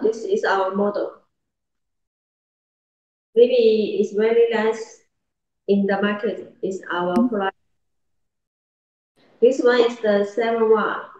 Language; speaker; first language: English; non-native, learner; Chinese